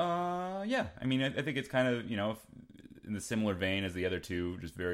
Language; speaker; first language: English; native; English